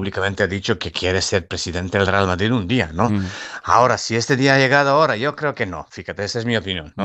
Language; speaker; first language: Spanish; non-native, fluent; Serbian